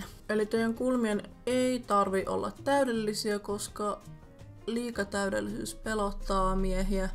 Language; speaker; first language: Finnish; native; Finnish